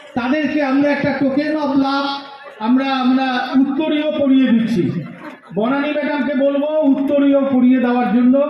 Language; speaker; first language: Bangla; native; Bangla